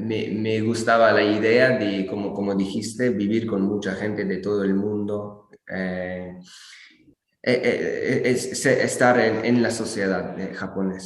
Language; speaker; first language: Spanish; non-native, learner; English